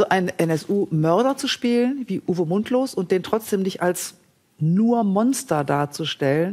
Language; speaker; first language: German; native; German